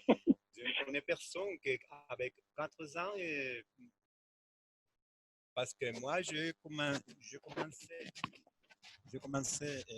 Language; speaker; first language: French; non-native, fluent; Spanish